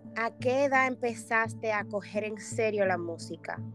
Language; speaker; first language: Spanish; native; Spanish